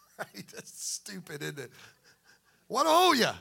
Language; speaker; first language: English; native; English